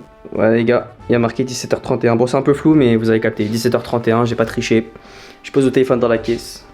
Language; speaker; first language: French; native; French